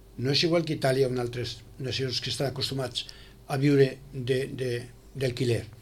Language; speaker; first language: Catalan; native; Catalan